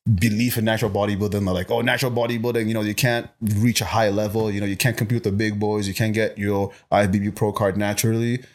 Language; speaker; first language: English; non-native, local second language; Yoruba